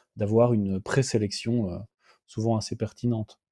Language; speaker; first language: French; native; French